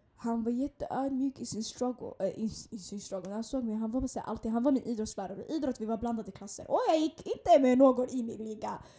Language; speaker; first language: Swedish; early bilingual, other home language; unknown